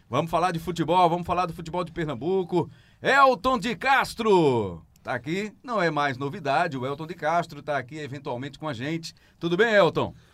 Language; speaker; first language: Portuguese; native; Portuguese